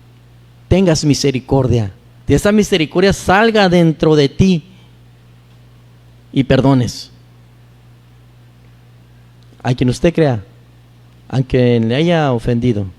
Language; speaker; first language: Spanish; native; Spanish